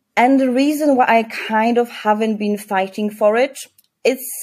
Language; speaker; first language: English; non-native, fluent; Polish